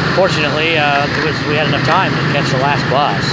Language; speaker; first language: English; native; English